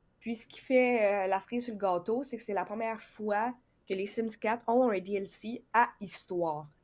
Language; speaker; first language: French; native; French